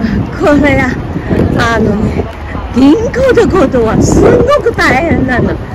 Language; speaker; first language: Japanese; non-native, learner; Chinese